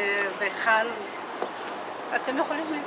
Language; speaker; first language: Hebrew; non-native, local second language; Adyghe